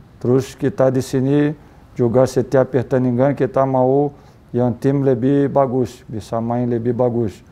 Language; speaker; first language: Indonesian; non-native, learner; Portuguese